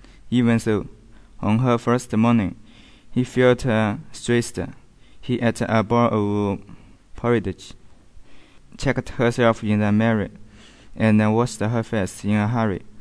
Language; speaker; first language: English; non-native, learner; Chinese